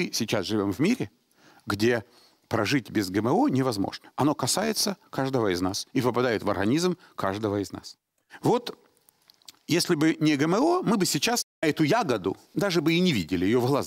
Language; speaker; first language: Russian; native; Russian